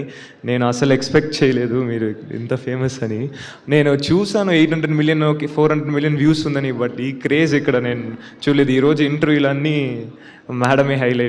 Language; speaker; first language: Telugu; non-native, learner; Tamil